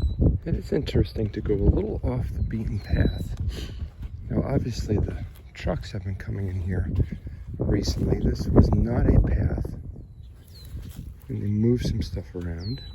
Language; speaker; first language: English; native; English